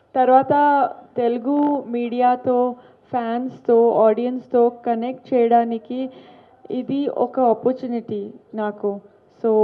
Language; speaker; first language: Telugu; non-native, learner; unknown